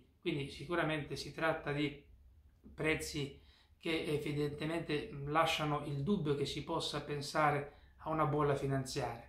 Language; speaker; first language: Italian; native; Italian